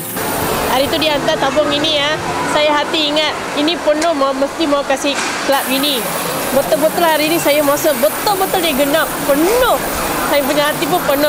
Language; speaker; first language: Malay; non-native, local second language; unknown